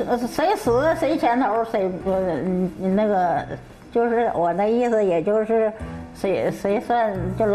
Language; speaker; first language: Chinese; native; Chinese